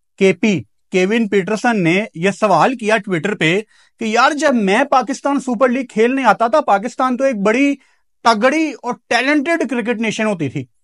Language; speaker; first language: Urdu; non-native, local second language; Punjabi